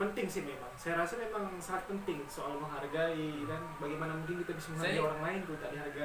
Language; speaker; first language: Indonesian; native; Indonesian